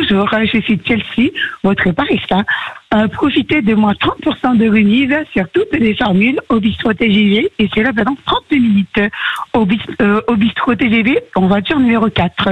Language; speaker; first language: French; native; French